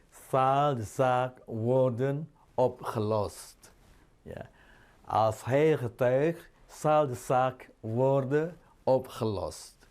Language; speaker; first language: Dutch; non-native, fluent; Indonesian